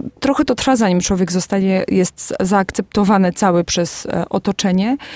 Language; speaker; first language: Polish; early bilingual, heritage; Polish